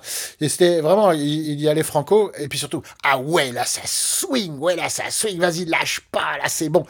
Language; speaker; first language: French; native; French